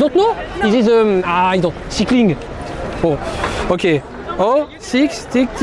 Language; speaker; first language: English; non-native, learner; French